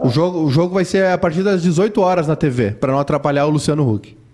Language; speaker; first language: Portuguese; native; Portuguese